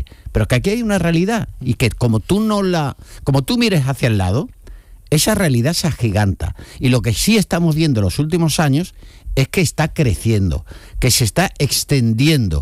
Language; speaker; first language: Spanish; native; Spanish